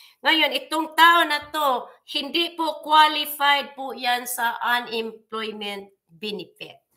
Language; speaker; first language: Filipino; non-native, local second language; Cebuano